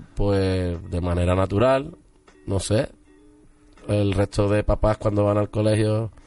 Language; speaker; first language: Spanish; native; Spanish